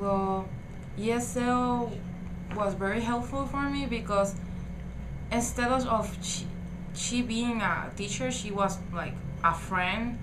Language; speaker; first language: English; non-native, learner; Spanish